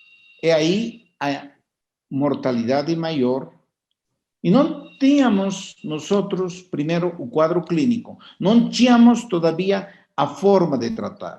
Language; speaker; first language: Portuguese; non-native, fluent; Spanish